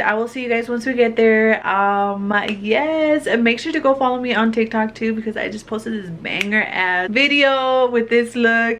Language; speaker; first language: English; early bilingual, other home language; Spanish